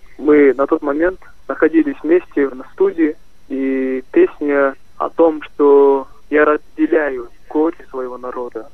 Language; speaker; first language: Russian; non-native, local second language; Kazakh